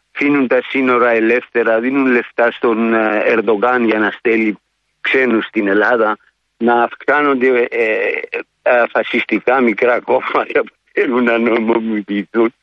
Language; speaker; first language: Greek; native; Greek